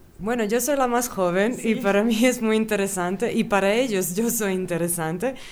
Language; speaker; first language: Spanish; early bilingual, other home language; Bosnian